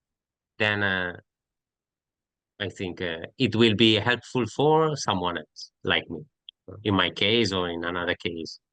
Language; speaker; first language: English; non-native, learner; Italian